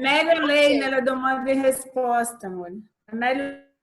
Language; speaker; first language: Italian; non-native, learner; Portuguese